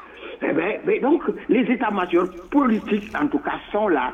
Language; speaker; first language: French; non-native, local second language; Wolof